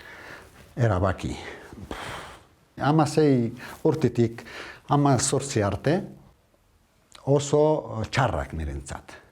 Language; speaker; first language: Basque; non-native, fluent; Arabic